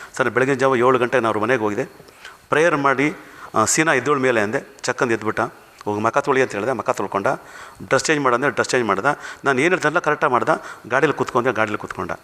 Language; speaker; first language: Kannada; non-native, local second language; Tamil